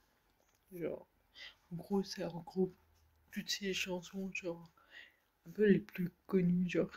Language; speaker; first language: French; native; French